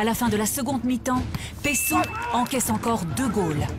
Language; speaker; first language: French; native; French